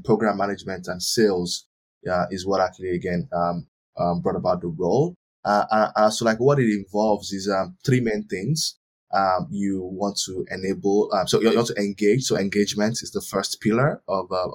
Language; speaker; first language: English; non-native, local second language; Yoruba